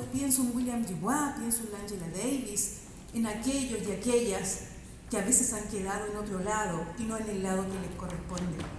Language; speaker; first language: Spanish; native; Spanish